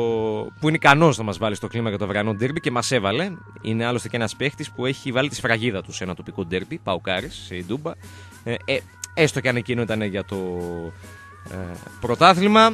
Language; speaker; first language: Greek; native; Greek